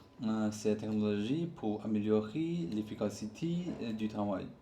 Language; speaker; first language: French; non-native, learner; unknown